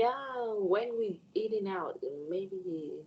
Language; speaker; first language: English; non-native, learner; Vietnamese